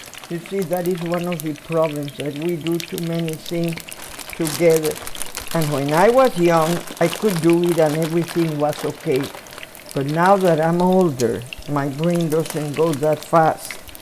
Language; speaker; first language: English; non-native, fluent; Spanish